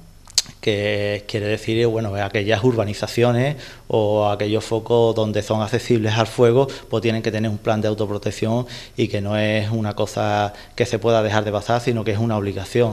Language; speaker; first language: Spanish; native; Spanish